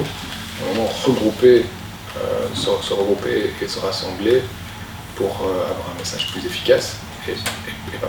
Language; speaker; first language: French; native; French